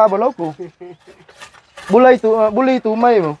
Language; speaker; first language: Portuguese; non-native, learner; Vietnamese